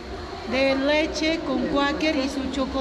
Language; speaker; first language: Spanish; native; Spanish